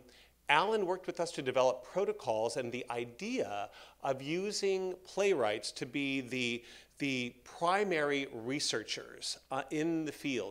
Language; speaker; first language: English; native; English